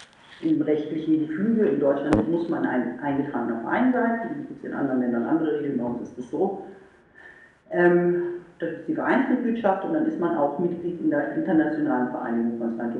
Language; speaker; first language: German; native; German